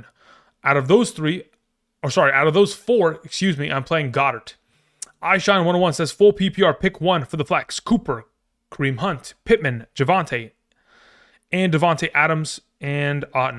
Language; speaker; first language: English; native; English